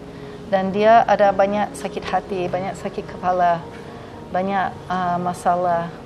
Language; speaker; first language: Indonesian; non-native, fluent; English